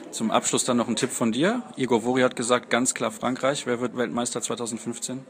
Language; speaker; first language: German; native; German